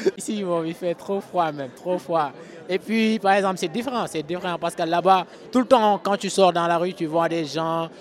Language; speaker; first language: French; non-native, local second language; Wolof